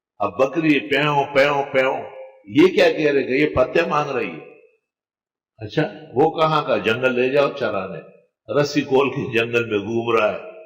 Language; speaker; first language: Urdu; non-native, local second language; Pashto